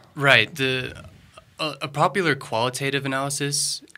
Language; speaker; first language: English; native; English